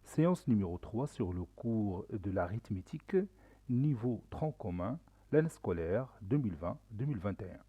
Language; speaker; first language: French; non-native, local second language; Arabic